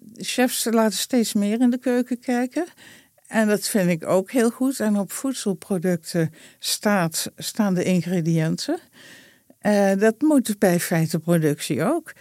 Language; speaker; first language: Dutch; native; Dutch